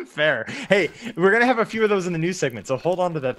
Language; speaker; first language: English; native; English